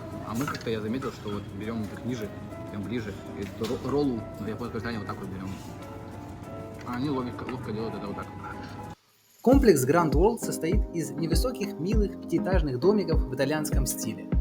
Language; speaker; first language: Russian; native; Russian